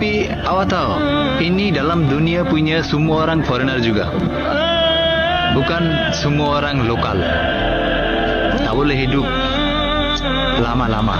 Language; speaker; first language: Malay; non-native, learner; Bangla